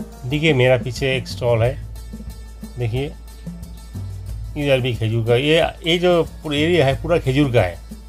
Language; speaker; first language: Hindi; non-native, local second language; Bangla